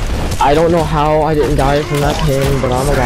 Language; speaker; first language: English; native; English